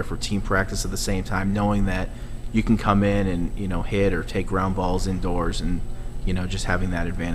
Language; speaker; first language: English; native; English